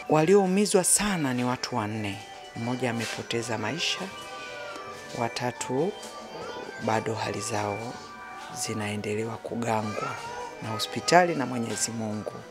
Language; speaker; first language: Swahili; native; Swahili